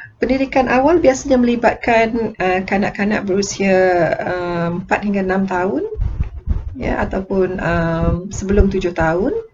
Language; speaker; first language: Malay; native; Malay